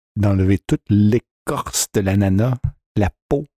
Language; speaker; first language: French; early bilingual, heritage; French